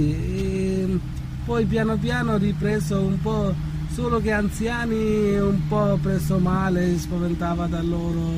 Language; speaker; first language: Italian; non-native, learner; Bangla